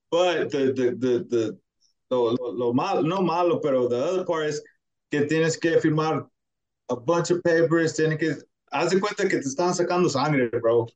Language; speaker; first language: Spanish; early bilingual, heritage; Spanish